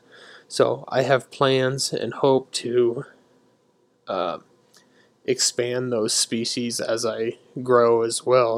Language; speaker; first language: English; native; English